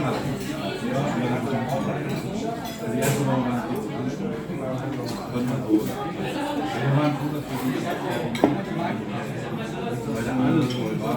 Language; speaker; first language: German; non-native, learner; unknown